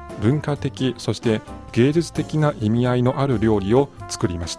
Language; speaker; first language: Japanese; non-native, fluent; Chinese